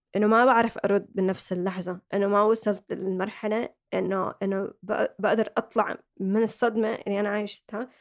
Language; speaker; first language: Arabic; early bilingual, other home language; Somali